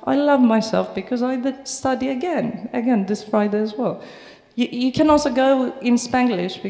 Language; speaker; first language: English; non-native, fluent; Turkish